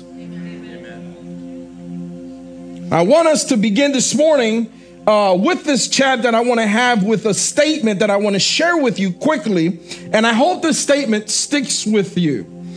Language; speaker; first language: English; native; English